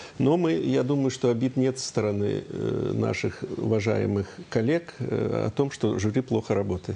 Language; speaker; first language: Russian; native; Russian